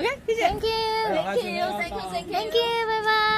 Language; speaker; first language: English; non-native, fluent; Korean